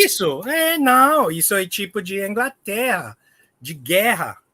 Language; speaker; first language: Portuguese; non-native, learner; English